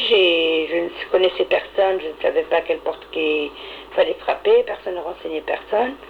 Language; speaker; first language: French; non-native, local second language; Arabic